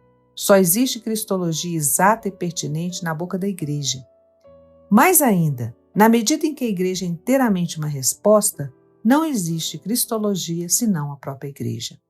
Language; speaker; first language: Portuguese; native; Portuguese